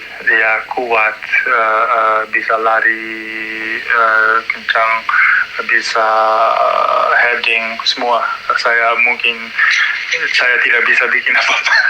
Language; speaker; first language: Indonesian; non-native, learner; Dutch